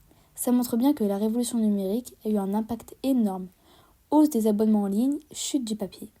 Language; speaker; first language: French; native; French